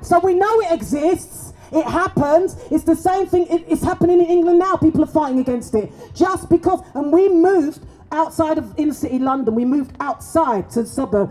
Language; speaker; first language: English; native; English